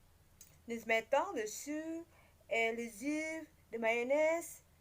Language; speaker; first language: French; non-native, learner; Indonesian